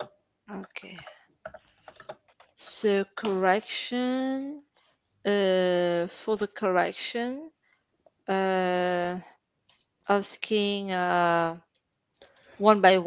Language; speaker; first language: English; non-native, fluent; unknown